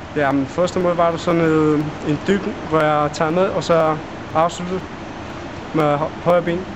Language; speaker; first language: Danish; early bilingual, other home language; Arabic